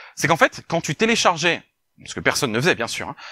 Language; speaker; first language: French; native; French